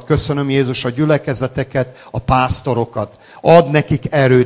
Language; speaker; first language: Hungarian; non-native, local second language; Serbian